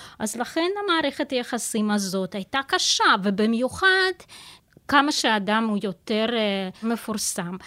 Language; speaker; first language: Hebrew; non-native, fluent; Russian